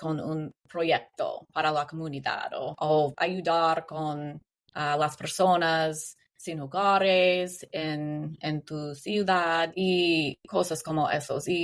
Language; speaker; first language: Spanish; non-native, learner; English